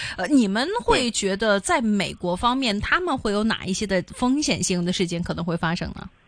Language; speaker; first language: Chinese; non-native, local second language; Cantonese